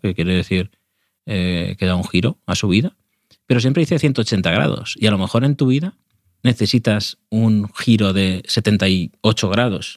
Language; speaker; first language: Spanish; native; Spanish